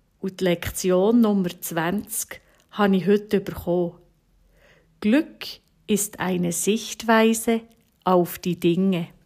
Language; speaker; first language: German; native; German